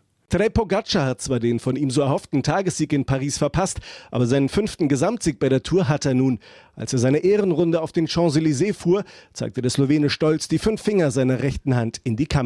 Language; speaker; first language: German; native; German